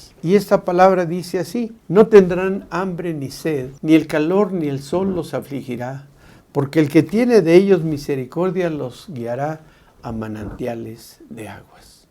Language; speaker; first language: Spanish; native; Spanish